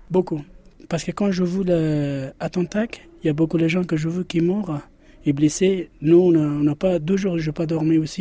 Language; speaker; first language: French; non-native, learner; Persian